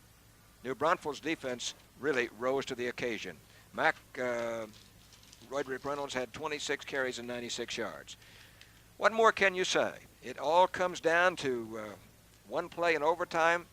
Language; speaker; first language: English; native; English